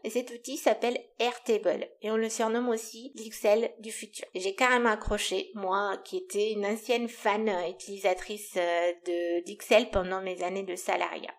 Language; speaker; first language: French; non-native, fluent; Romanian